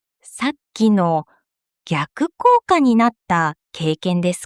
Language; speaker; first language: Japanese; non-native, fluent; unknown